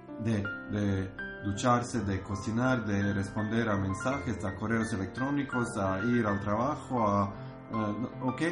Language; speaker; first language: Spanish; non-native, learner; Croatian